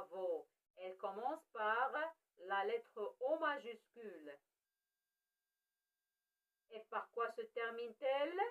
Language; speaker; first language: French; non-native, local second language; Arabic